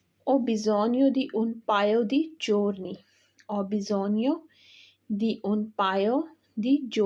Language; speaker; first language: Italian; non-native, fluent; Urdu